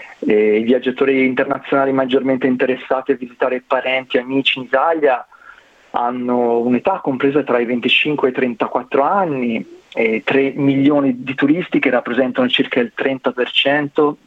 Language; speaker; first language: Italian; native; Italian